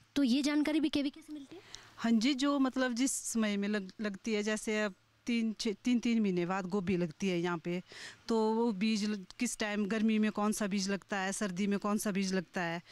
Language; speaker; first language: Hindi; native; Hindi